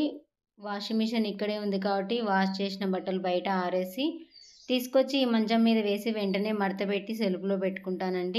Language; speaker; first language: Telugu; native; Telugu